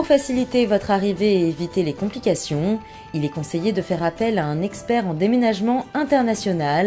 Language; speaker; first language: French; native; French